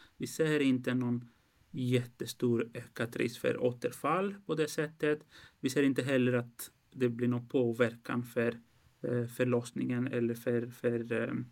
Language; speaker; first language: Swedish; non-native, fluent; Greek